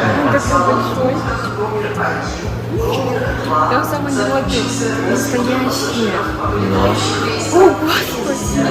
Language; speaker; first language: Russian; native; Russian